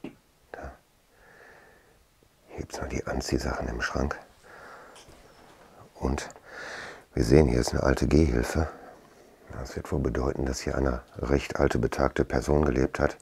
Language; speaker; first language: German; native; German